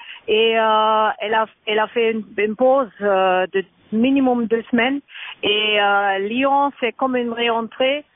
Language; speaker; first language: French; non-native, learner; German